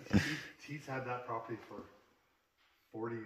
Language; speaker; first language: English; native; English